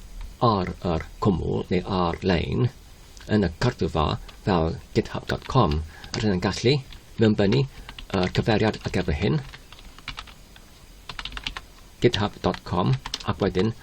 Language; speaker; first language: Welsh; non-native, learner; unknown